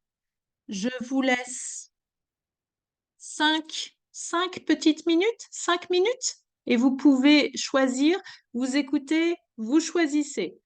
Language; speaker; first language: French; native; French